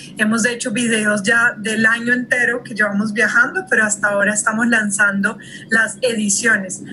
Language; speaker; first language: Spanish; early bilingual, heritage; Spanish